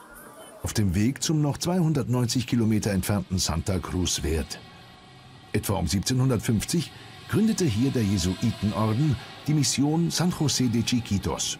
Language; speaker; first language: German; native; German